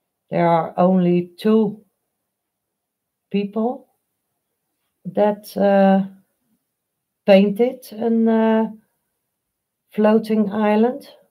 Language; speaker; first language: English; non-native, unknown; Dutch